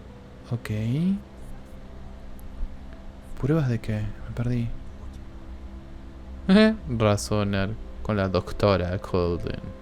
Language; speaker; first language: Spanish; native; Spanish